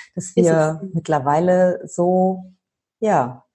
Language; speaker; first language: German; native; German